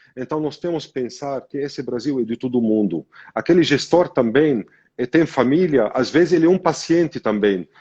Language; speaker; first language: Portuguese; non-native, fluent; Arabic